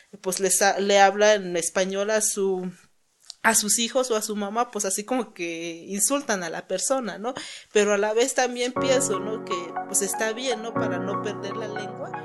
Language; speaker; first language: Spanish; non-native, local second language; Zapotec